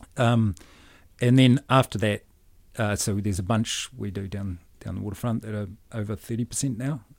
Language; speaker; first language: English; native; English